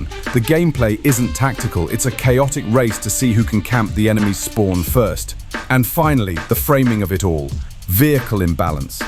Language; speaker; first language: English; native; English